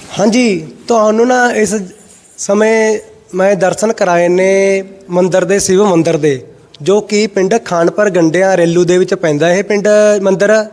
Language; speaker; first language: Punjabi; native; Punjabi